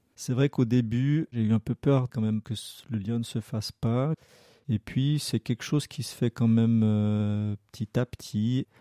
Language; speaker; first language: French; native; French